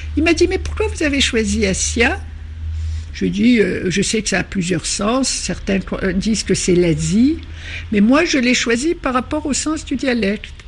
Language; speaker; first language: French; non-native, local second language; Arabic